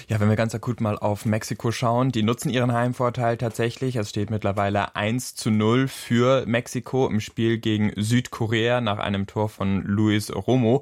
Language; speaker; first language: German; native; German